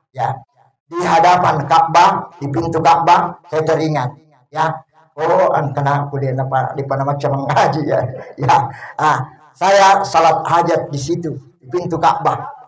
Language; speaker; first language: Indonesian; non-native, local second language; Buginese